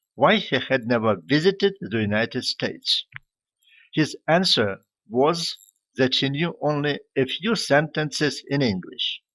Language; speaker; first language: English; non-native, fluent; Ukrainian